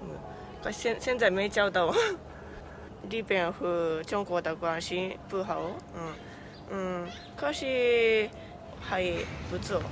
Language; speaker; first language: Chinese; non-native, learner; Japanese